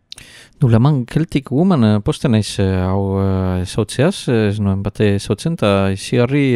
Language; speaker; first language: Basque; native; Basque